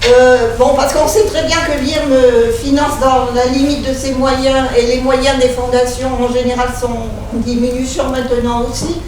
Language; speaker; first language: French; native; French